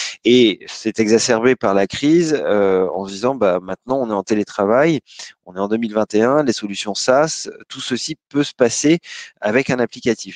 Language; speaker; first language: French; native; French